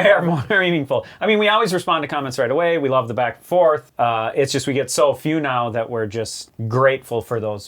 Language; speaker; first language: English; native; English